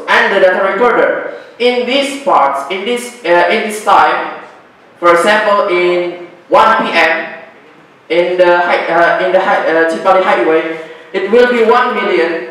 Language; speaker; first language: English; non-native, learner; Indonesian